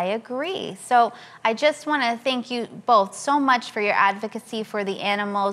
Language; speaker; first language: English; native; English